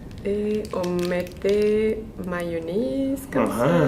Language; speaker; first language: French; non-native, learner; Spanish